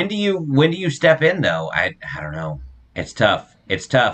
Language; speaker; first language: English; native; English